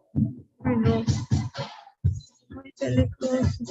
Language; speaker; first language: Spanish; non-native, fluent; German